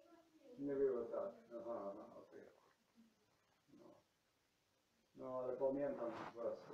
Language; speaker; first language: Polish; non-native, learner; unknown